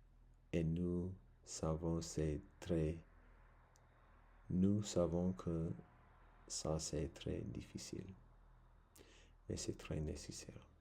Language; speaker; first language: French; non-native, learner; English